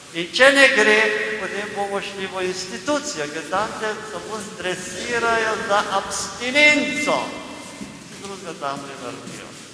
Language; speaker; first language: Slovenian; native; Slovenian